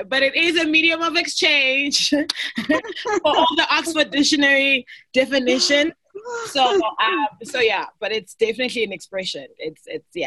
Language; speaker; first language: English; non-native, local second language; Xhosa